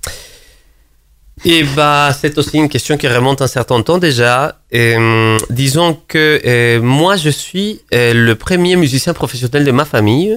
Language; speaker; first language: French; non-native, fluent; Spanish